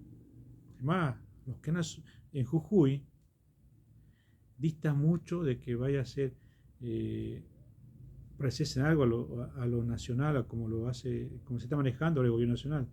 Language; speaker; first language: Spanish; native; Spanish